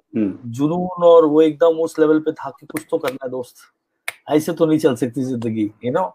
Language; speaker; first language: Hindi; native; Hindi